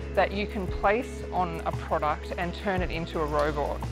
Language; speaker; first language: English; native; English